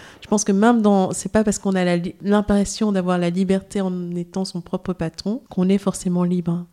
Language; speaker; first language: French; native; French